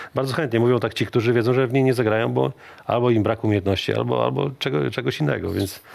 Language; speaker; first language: Polish; native; Polish